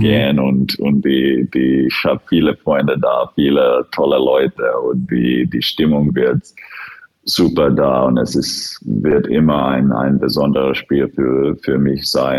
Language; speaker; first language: German; non-native, fluent; Finnish